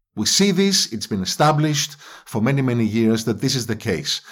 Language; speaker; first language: English; non-native, fluent; Greek